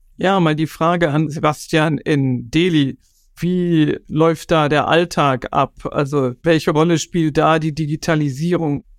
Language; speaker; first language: German; native; German